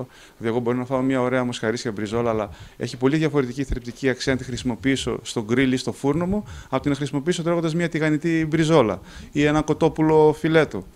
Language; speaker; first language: Greek; native; Greek